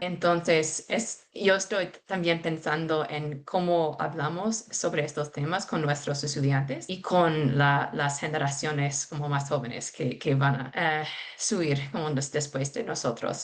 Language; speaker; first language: Spanish; non-native, fluent; English